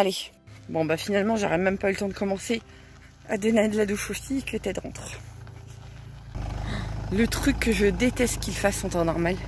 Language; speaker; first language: French; native; French